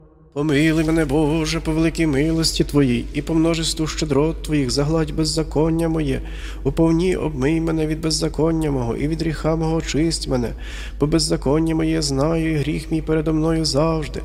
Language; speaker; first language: Ukrainian; native; Ukrainian